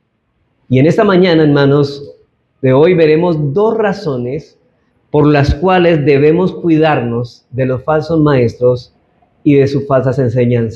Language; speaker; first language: Spanish; native; Spanish